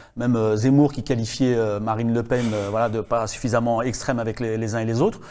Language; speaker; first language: French; native; French